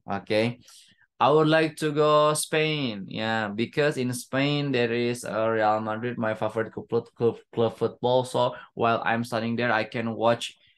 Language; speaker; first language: English; non-native, fluent; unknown